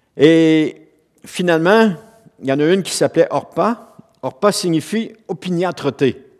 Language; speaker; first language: French; native; French